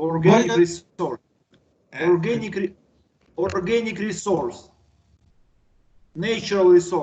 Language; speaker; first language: English; non-native, learner; Russian